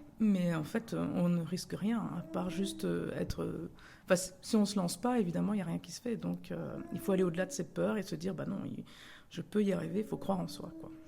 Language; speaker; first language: French; early bilingual, other home language; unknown